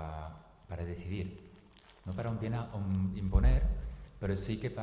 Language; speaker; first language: Spanish; non-native, local second language; Catalan